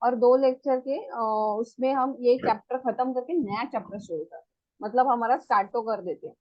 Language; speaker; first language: Hindi; non-native, local second language; Marathi